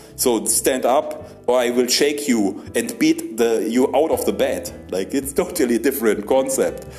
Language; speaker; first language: English; non-native, fluent; German